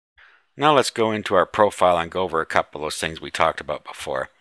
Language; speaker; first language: English; native; English